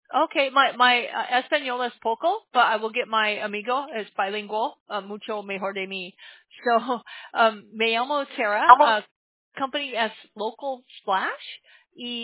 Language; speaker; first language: Spanish; non-native, learner; English